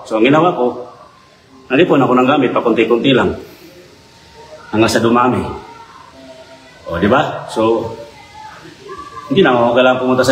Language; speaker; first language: Filipino; native; Filipino